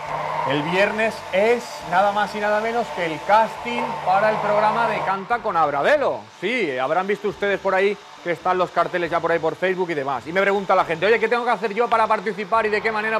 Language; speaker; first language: Spanish; native; Spanish